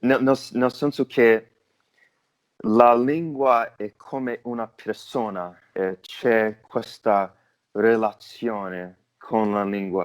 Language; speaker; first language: Italian; non-native, learner; English